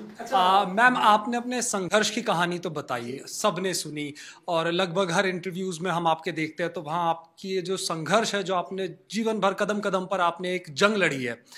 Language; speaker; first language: Hindi; native; Hindi